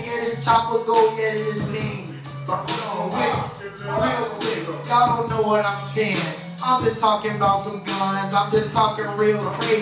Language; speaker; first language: English; native; English